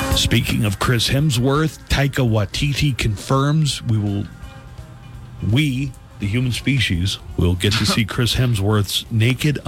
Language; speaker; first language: English; native; English